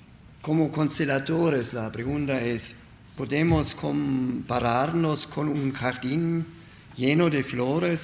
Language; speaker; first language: Spanish; non-native, learner; German